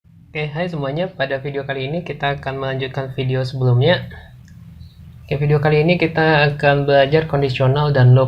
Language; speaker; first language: Indonesian; native; Indonesian